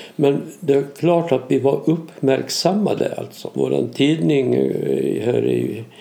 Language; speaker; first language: Swedish; native; Swedish